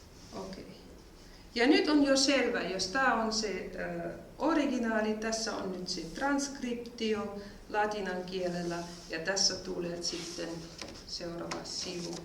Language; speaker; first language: Finnish; non-native, fluent; German